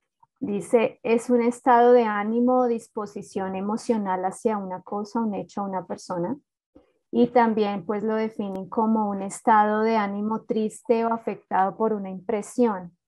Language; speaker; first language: Spanish; native; Spanish